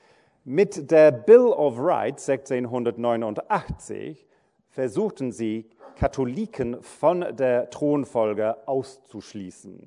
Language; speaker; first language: German; non-native, fluent; English